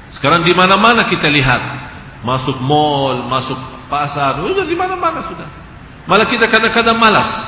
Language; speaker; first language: Indonesian; non-native, fluent; Arabic